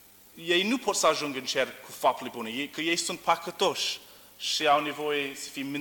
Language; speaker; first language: Romanian; non-native, learner; English